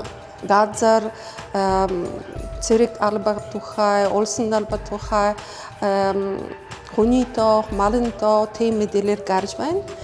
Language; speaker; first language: Mongolian; non-native, fluent; Polish